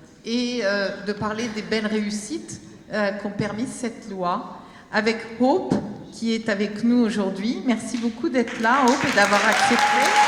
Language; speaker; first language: French; native; French